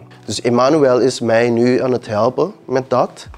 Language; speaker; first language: Dutch; early bilingual, other home language; Papiamento